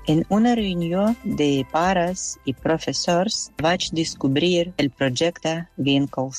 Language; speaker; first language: Catalan; non-native, learner; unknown